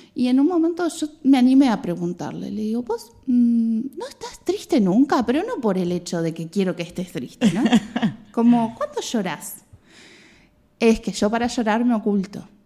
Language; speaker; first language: Spanish; native; Spanish